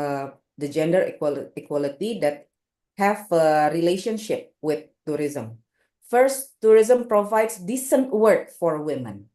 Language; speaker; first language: English; non-native, local second language; Indonesian